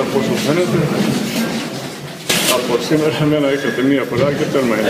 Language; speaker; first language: Greek; non-native, fluent; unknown